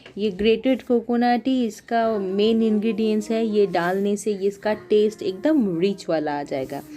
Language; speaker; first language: Hindi; non-native, local second language; Bangla